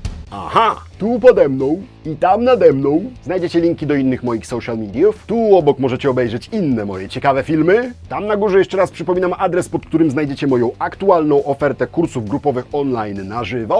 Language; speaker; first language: Polish; native; Polish